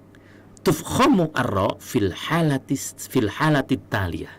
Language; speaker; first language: Arabic; non-native, fluent; Indonesian